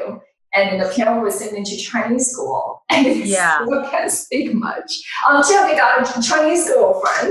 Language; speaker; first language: English; non-native, fluent; Chinese